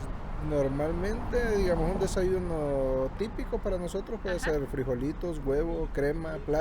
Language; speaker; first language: Spanish; native; Spanish